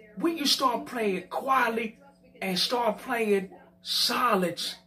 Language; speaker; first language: English; native; English